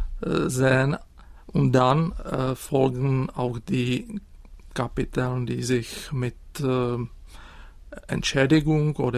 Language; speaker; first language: German; non-native, fluent; Czech